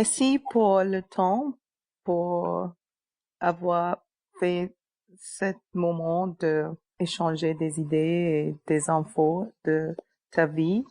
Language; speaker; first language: French; non-native, learner; English